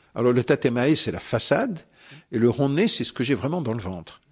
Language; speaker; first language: French; native; French